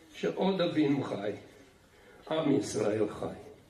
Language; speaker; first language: Hebrew; non-native, fluent; English